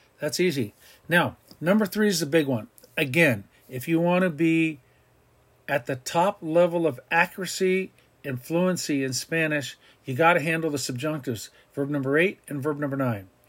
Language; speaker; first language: English; native; English